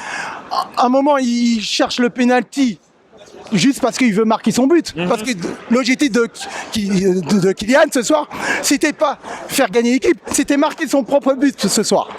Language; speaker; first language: French; native; French